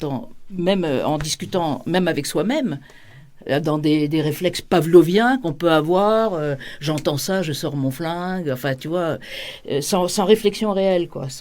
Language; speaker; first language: French; native; French